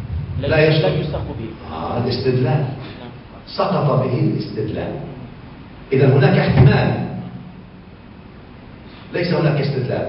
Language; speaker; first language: Arabic; native; Arabic